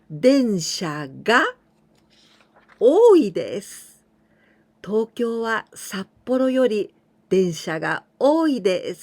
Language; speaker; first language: Japanese; non-native, fluent; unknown